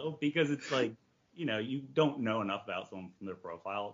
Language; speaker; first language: English; native; English